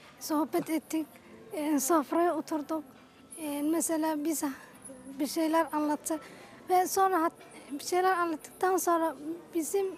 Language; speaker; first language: Turkish; non-native, learner; Somali